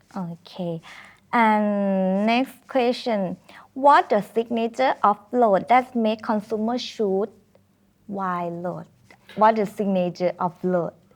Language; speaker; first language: English; non-native, learner; Thai